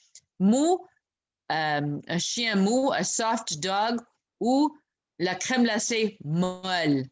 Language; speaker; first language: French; non-native, local second language; English